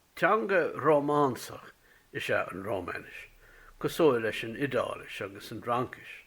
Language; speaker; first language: Irish; native; Irish